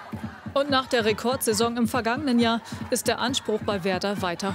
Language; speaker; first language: German; native; German